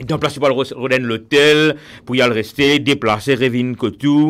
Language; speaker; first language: French; non-native, local second language; Morisyen